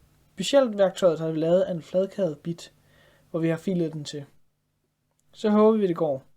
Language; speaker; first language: Danish; native; Danish